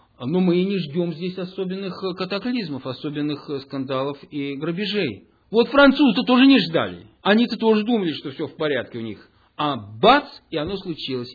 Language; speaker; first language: Russian; early bilingual, heritage; Russian